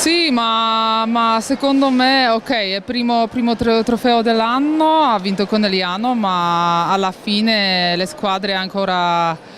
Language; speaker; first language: Italian; non-native, fluent; Polish